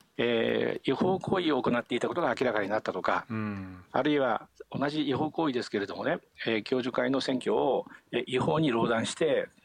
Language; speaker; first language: Japanese; native; Japanese